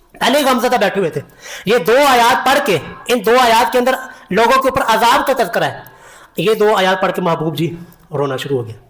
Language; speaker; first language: Urdu; non-native, local second language; Punjabi